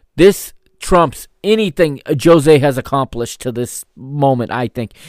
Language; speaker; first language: English; native; English